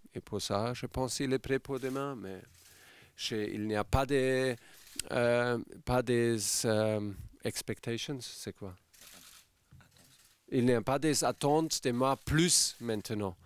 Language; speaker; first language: French; non-native, fluent; German